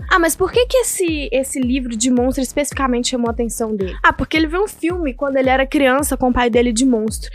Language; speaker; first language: Portuguese; early bilingual, heritage; Portuguese